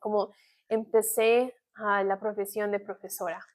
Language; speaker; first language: Spanish; non-native, fluent; English